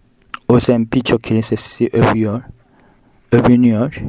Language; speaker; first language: Turkish; non-native, fluent; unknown